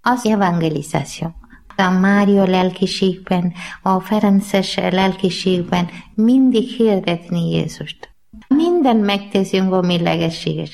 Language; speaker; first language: Hungarian; non-native, learner; Malayalam